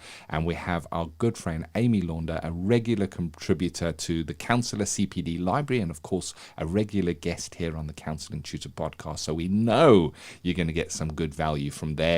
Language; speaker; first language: English; native; English